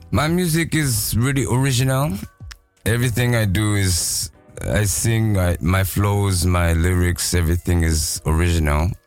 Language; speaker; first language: English; non-native, fluent; Japanese